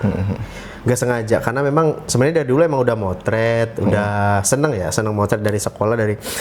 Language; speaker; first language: Indonesian; native; Indonesian